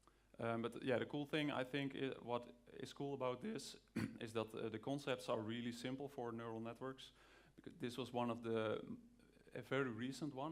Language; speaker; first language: English; non-native, fluent; Dutch